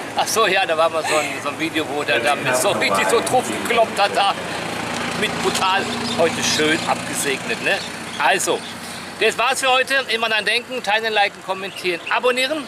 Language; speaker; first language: German; native; German